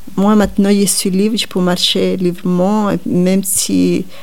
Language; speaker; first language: French; non-native, learner; Spanish